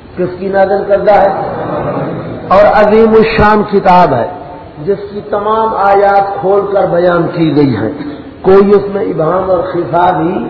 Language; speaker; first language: Urdu; non-native, local second language; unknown